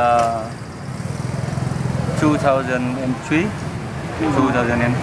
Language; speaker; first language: English; non-native, learner; Vietnamese